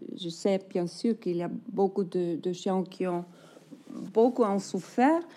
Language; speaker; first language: French; non-native, fluent; Icelandic